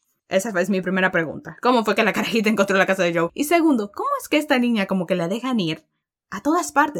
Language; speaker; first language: Spanish; early bilingual, heritage; Spanish